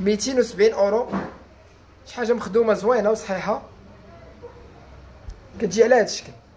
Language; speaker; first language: Arabic; native; Arabic